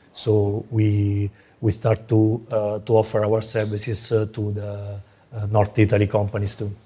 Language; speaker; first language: English; non-native, fluent; Italian